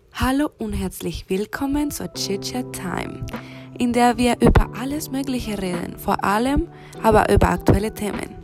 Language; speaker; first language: German; non-native, learner; Spanish